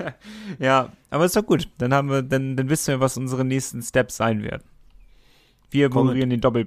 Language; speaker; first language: German; native; German